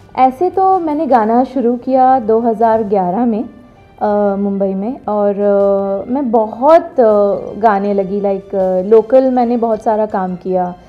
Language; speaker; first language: Hindi; non-native, local second language; Bangla